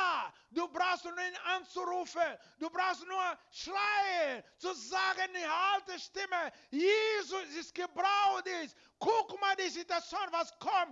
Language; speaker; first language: German; non-native, learner; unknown